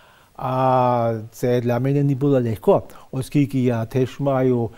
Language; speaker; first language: Ukrainian; non-native, fluent; German